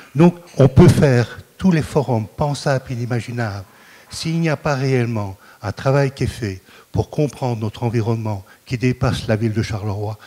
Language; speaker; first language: French; native; French